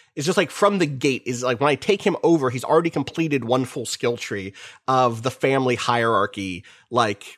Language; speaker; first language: English; native; English